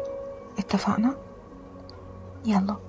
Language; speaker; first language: Arabic; native; Arabic